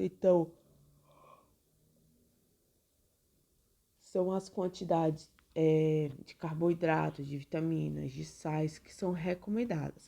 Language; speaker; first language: Portuguese; native; Portuguese